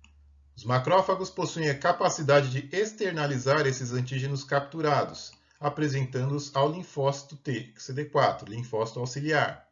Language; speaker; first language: Portuguese; native; Portuguese